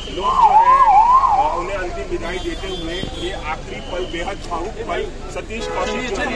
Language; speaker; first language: Hindi; native; Hindi